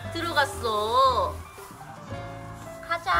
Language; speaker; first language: Korean; native; Korean